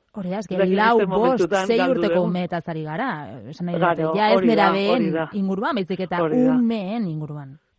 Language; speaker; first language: Basque; native; Basque